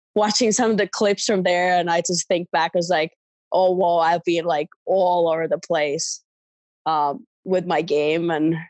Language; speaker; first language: English; non-native, fluent; Finnish